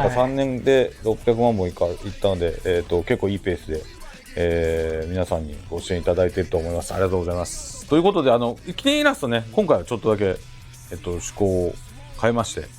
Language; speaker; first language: Japanese; native; Japanese